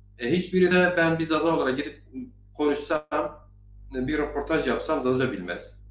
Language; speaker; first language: Turkish; non-native, local second language; Zaza